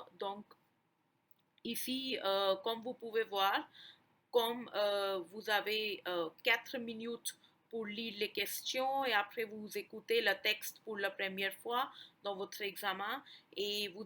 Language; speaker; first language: French; non-native, fluent; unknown